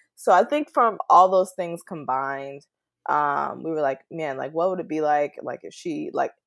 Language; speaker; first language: English; native; English